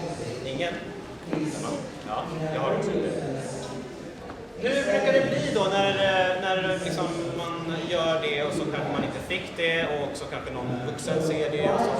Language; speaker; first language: Swedish; native; Swedish